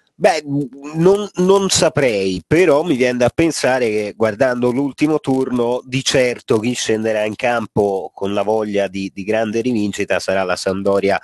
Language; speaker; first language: Italian; native; Italian